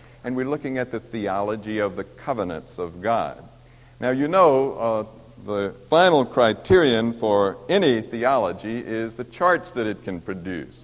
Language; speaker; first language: English; native; English